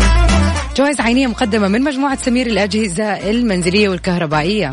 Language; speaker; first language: Arabic; native; Arabic